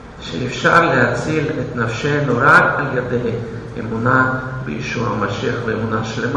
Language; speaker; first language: Hebrew; non-native, fluent; Russian